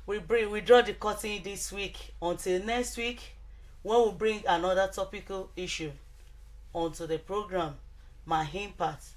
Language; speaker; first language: English; non-native, local second language; Yoruba